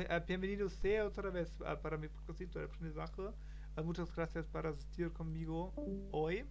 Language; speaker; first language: Spanish; non-native, learner; German